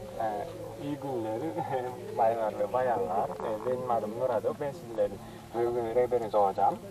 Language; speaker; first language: Turkish; non-native, local second language; Kyrgyz